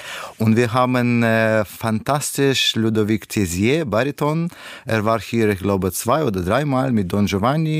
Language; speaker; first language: German; non-native, learner; Russian